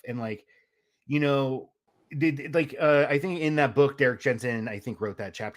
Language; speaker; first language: English; native; English